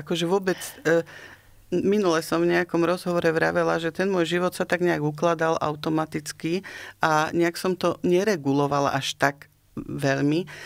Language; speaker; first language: Slovak; native; Slovak